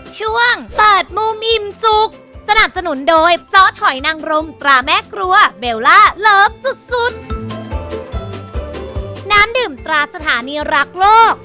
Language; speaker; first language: Thai; native; Thai